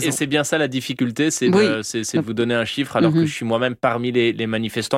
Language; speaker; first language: French; native; French